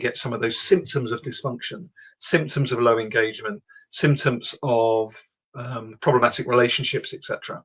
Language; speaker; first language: English; native; English